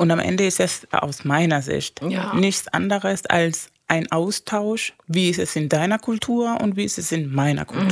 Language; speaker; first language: German; non-native, fluent; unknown